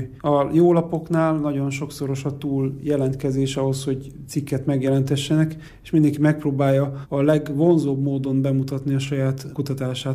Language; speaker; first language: Hungarian; native; Hungarian